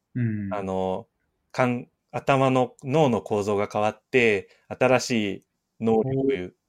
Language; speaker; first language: Japanese; native; Japanese